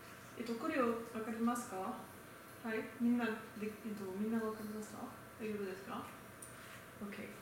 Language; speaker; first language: Japanese; non-native, learner; French